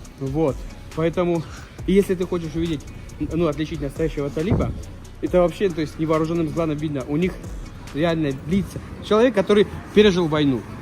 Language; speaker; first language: Russian; non-native, fluent; Persian